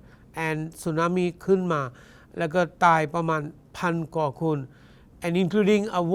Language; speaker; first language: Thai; non-native, learner; English